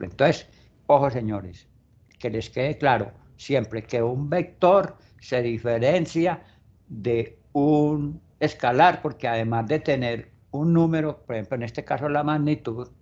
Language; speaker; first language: Spanish; native; Spanish